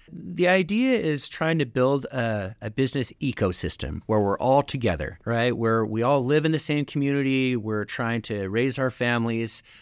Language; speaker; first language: English; native; English